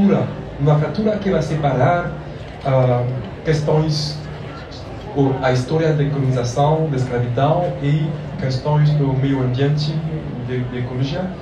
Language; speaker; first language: Portuguese; non-native, learner; French